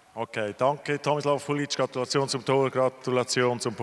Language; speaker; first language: German; native; German